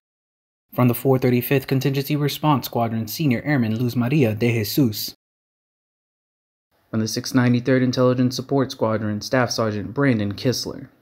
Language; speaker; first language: English; native; English